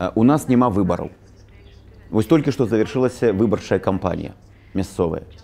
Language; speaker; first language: Belarusian; native; Belarusian